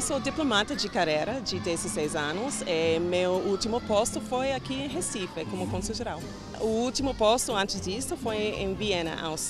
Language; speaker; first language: Portuguese; non-native, fluent; English